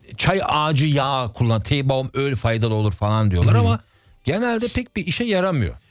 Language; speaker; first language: Turkish; early bilingual, heritage; Turkish